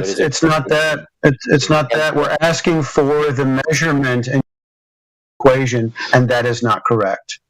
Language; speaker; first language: English; native; English